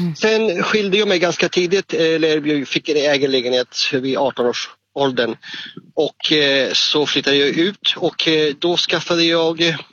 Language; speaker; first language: Swedish; non-native, fluent; Spanish